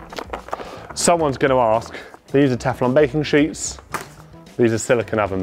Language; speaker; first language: English; native; English